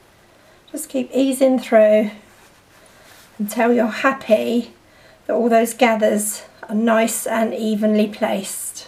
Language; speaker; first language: English; native; English